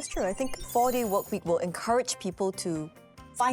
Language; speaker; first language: English; native; English